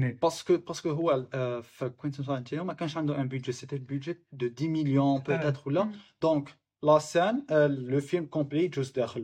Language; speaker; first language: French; non-native, local second language; Arabic